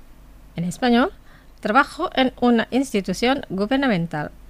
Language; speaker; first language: Spanish; non-native, fluent; Indonesian